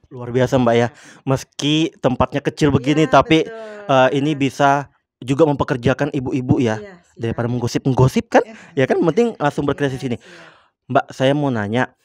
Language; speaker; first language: Indonesian; native; Indonesian